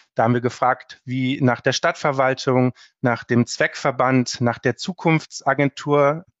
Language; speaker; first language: German; native; German